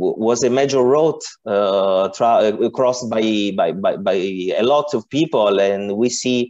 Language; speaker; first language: English; non-native, learner; Italian